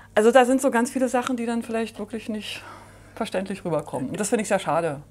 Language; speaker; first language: German; native; German